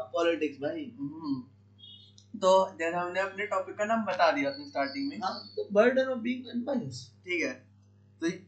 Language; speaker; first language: Hindi; native; Hindi